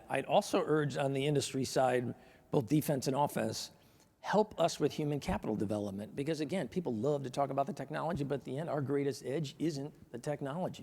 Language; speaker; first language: English; native; English